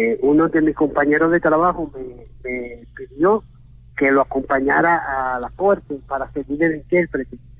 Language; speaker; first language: Spanish; early bilingual, heritage; Spanish